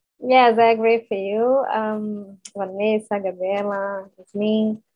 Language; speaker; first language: English; non-native, learner; Portuguese